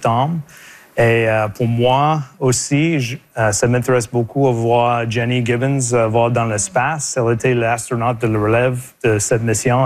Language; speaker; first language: French; non-native, local second language; English